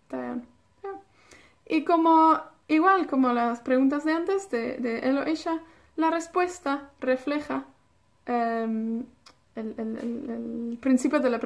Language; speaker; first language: Spanish; non-native, fluent; Welsh